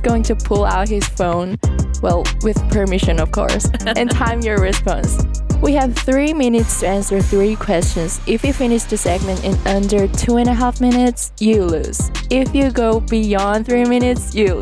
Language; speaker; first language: English; non-native, fluent; Korean